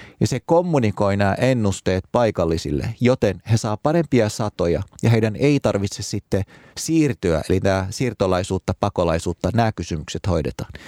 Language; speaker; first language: Finnish; early bilingual, other home language; Arabic